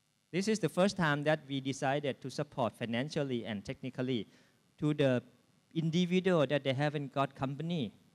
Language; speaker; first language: English; non-native, fluent; Thai